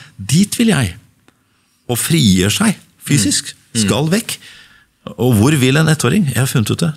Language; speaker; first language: Norwegian; native; Norwegian